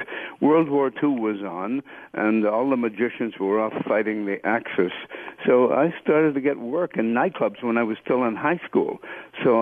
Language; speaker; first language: English; native; English